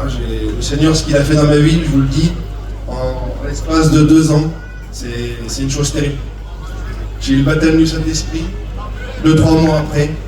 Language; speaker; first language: French; native; French